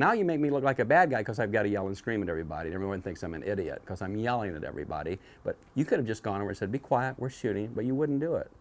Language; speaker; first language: English; native; English